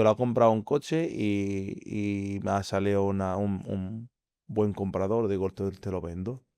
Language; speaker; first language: Spanish; non-native, fluent; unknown